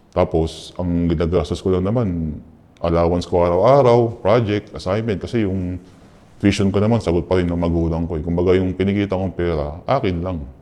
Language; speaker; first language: Filipino; native; Filipino